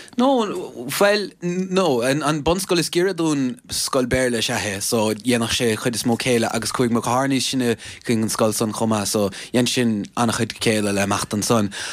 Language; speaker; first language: Irish; non-native, local second language; English